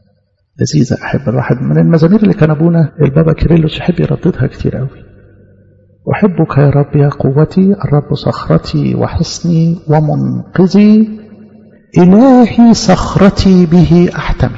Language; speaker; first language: Arabic; native; Arabic